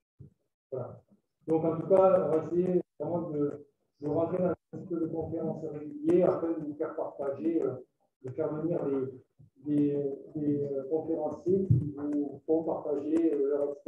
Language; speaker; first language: French; native; French